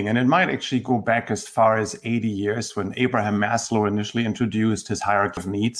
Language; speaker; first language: English; non-native, fluent; German